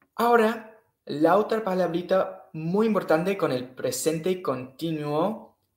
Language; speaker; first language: Spanish; non-native, fluent; English